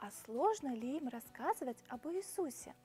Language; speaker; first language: Russian; native; Russian